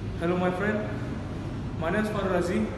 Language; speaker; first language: English; non-native, learner; Indonesian